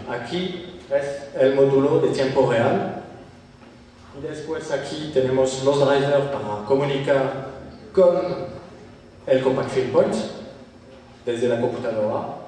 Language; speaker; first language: Spanish; non-native, fluent; French